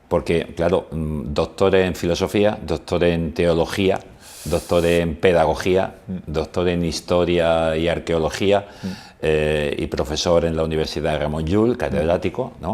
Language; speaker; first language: Spanish; native; Spanish